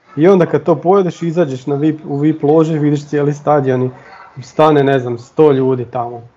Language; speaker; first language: Croatian; native; Croatian